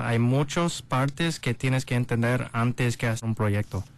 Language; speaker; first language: Spanish; non-native, learner; English